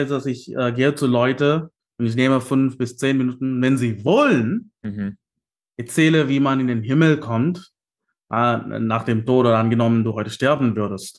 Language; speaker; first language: German; non-native, learner; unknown